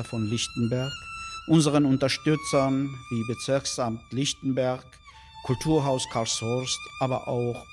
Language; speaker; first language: German; non-native, fluent; Armenian